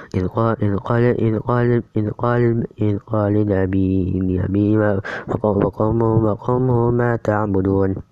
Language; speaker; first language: Arabic; non-native, learner; Indonesian